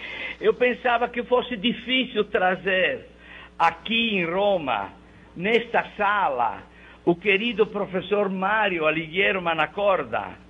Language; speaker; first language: Portuguese; non-native, fluent; Italian